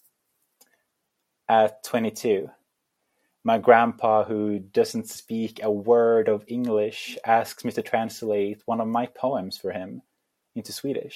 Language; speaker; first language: English; non-native, fluent; Swedish